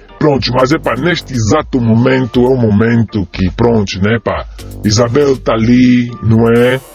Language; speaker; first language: Portuguese; native; Portuguese